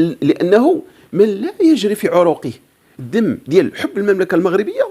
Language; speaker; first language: Arabic; native; Arabic